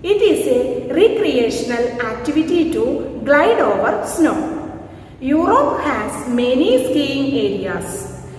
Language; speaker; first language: English; non-native, local second language; Malayalam